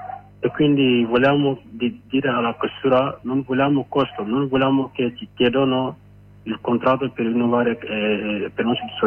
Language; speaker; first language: Italian; non-native, learner; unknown